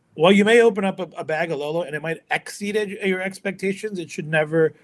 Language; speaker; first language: English; native; English